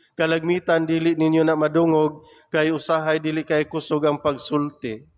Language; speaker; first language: Cebuano; native; Cebuano